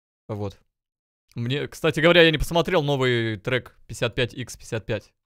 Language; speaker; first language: Russian; native; Russian